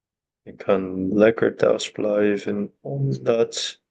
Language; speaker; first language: Dutch; non-native, learner; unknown